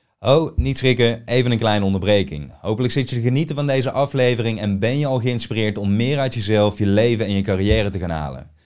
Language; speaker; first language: Dutch; native; Dutch